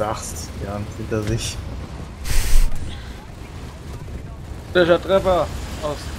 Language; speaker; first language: German; native; German